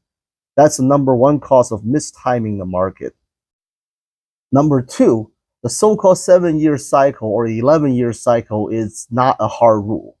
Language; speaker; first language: English; non-native, fluent; Chinese